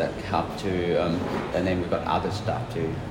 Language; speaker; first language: English; non-native, fluent; Vietnamese